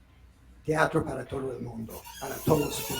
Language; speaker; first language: Spanish; non-native, fluent; English